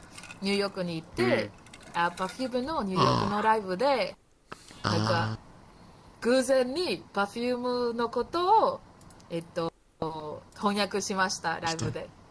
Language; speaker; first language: Japanese; non-native, learner; Spanish